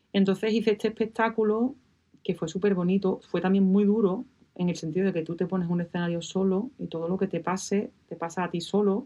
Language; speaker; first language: Spanish; native; Spanish